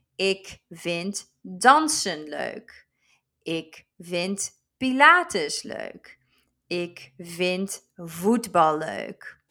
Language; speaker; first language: English; non-native, fluent; Dutch